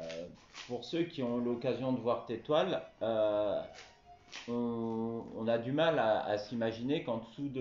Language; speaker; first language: French; native; French